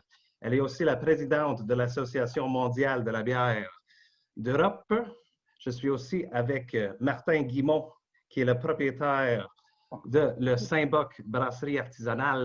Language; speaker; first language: French; non-native, local second language; English